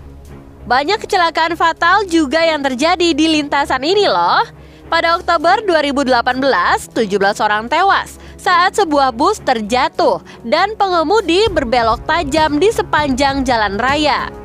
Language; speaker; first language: Indonesian; native; Indonesian